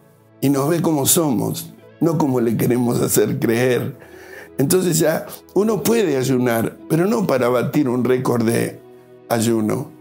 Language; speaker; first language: Spanish; native; Spanish